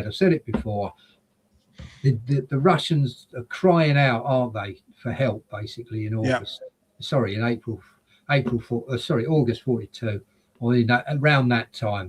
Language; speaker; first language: English; native; English